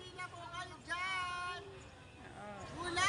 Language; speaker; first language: Filipino; non-native, local second language; Cebuano